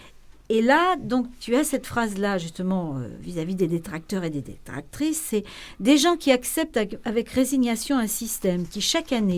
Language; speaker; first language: French; native; French